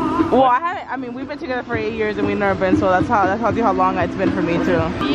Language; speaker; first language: English; early bilingual, other home language; Spanish